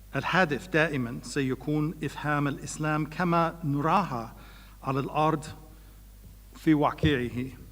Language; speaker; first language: Arabic; non-native, learner; English